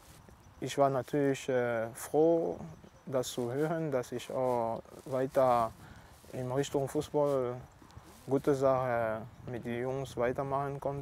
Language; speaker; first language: German; non-native, learner; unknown